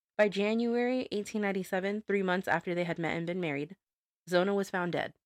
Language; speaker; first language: English; native; English